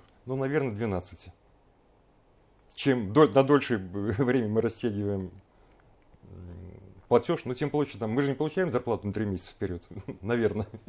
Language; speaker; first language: Russian; native; Russian